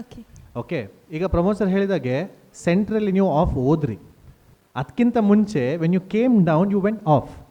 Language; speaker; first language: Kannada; non-native, local second language; Tulu